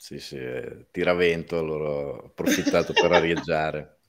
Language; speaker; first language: Italian; native; Italian